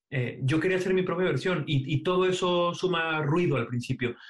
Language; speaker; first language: Spanish; native; Spanish